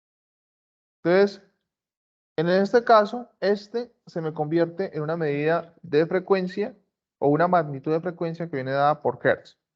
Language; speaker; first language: Spanish; native; Spanish